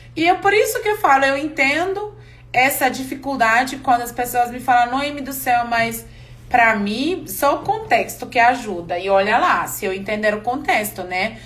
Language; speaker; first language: Portuguese; non-native, fluent; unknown